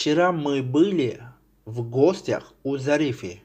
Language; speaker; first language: Russian; non-native, fluent; Tajik